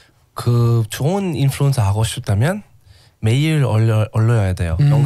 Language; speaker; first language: Korean; non-native, learner; English